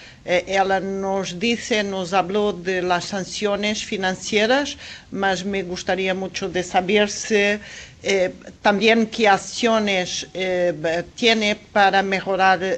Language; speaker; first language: Spanish; non-native, fluent; Portuguese